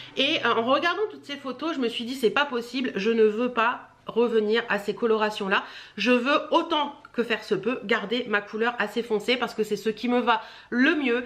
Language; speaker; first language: French; native; French